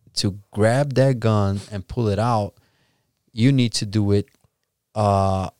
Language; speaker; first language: English; non-native, fluent; Portuguese